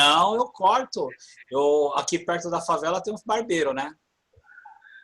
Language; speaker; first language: Portuguese; native; Portuguese